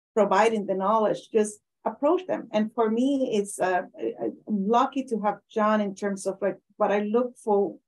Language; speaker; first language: English; non-native, fluent; Spanish